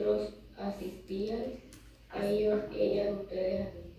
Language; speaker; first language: Spanish; non-native, learner; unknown